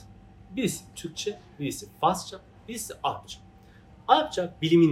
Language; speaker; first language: Turkish; non-native, fluent; Persian